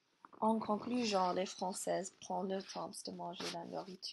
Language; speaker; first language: French; non-native, learner; English